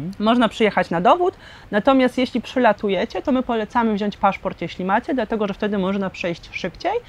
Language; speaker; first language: Polish; native; Polish